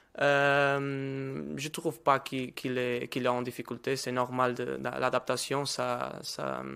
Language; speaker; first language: French; non-native, learner; Portuguese